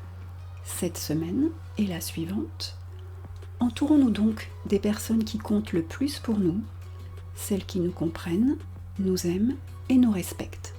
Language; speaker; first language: French; native; French